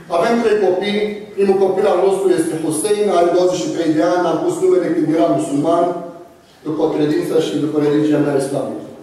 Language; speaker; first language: Romanian; non-native, fluent; Arabic